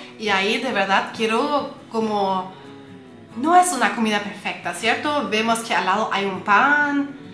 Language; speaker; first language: Spanish; non-native, fluent; German